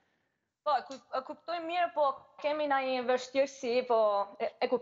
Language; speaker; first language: Albanian; early bilingual, heritage; Albanian